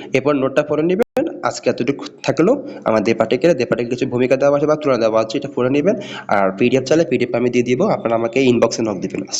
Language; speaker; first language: Bangla; native; Bangla